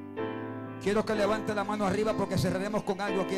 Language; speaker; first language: Spanish; native; Spanish